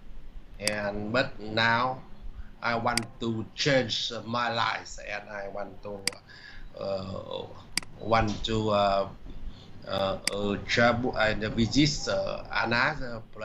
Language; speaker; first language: English; non-native, learner; Vietnamese